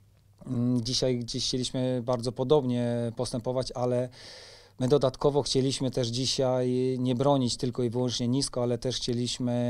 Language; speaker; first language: Polish; native; Polish